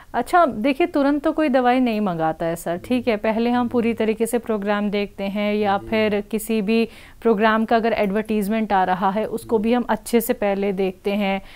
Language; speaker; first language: Hindi; native; Hindi